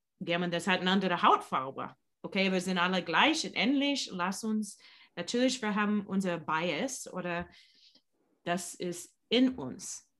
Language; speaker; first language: German; non-native, learner; English